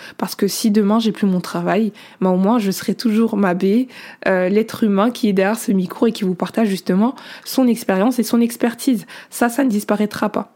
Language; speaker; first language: French; native; French